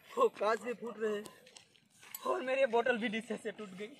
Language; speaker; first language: Hindi; non-native, local second language; Gujarati